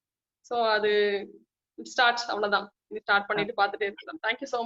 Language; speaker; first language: Tamil; native; Tamil